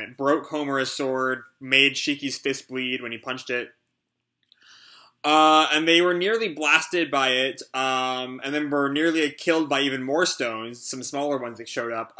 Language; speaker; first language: English; native; English